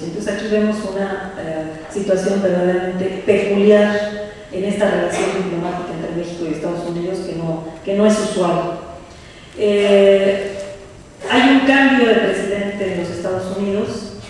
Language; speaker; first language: Spanish; native; Spanish